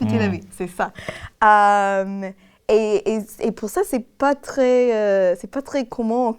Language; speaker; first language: French; non-native, learner; English